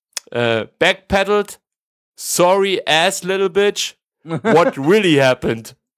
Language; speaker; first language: English; non-native, learner; German